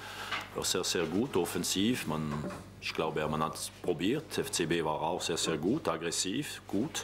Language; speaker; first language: German; non-native, local second language; French